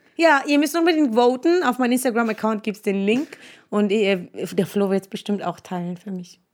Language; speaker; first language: German; non-native, fluent; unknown